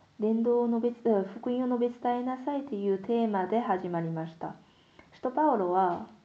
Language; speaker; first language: Japanese; non-native, fluent; Korean